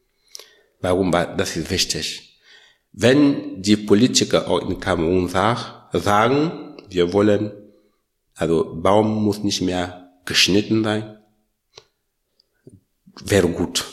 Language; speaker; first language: German; non-native, learner; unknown